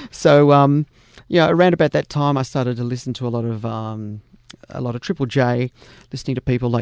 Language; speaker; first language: English; native; English